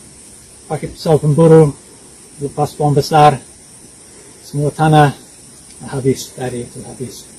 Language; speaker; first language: Indonesian; non-native, learner; English